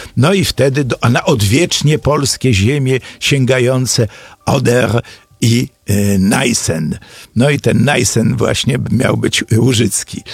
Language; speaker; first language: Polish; native; Polish